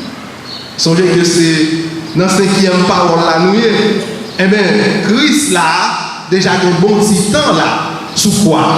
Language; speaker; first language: French; non-native, learner; Haitian Creole